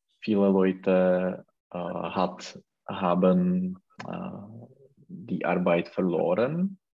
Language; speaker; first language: German; non-native, learner; Czech